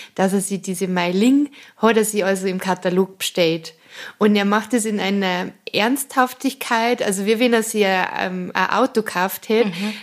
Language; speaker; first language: German; native; German